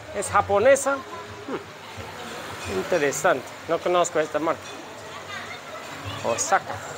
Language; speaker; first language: Spanish; non-native, learner; English